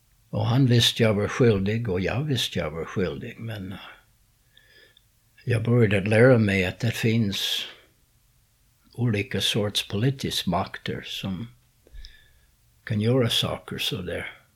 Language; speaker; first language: Swedish; non-native, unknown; English